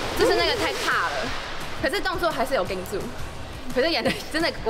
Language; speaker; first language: Chinese; native; Chinese